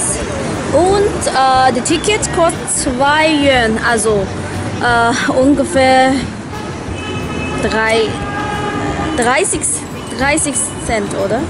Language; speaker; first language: German; non-native, learner; Chinese